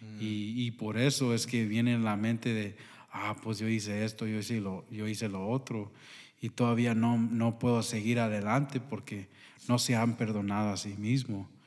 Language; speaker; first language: Spanish; early bilingual, heritage; Spanish